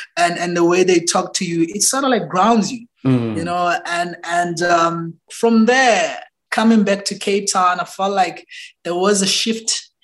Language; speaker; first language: English; non-native, local second language; Xhosa